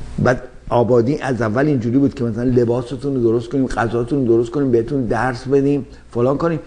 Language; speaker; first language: Persian; native; Persian